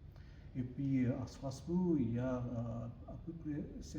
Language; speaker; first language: French; non-native, learner; Japanese